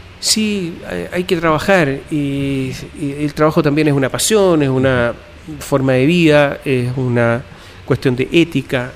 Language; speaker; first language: Spanish; native; Spanish